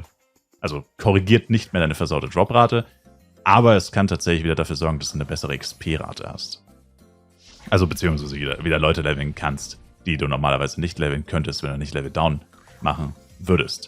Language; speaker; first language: German; native; German